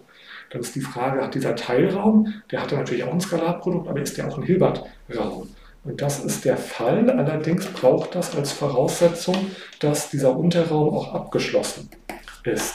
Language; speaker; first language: German; native; German